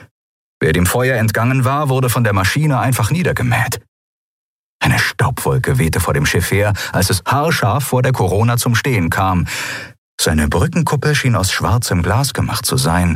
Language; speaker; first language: German; native; German